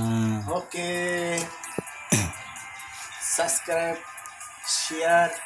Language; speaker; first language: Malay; non-native, learner; Bangla